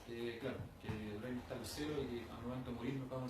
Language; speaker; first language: Spanish; native; Spanish